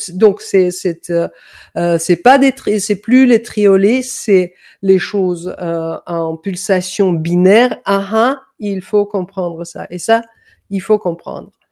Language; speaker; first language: French; non-native, fluent; Danish